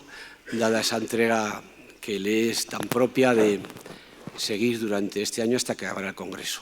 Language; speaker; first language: Spanish; native; Spanish